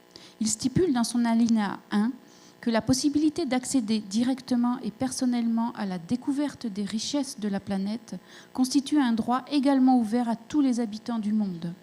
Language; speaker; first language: French; native; French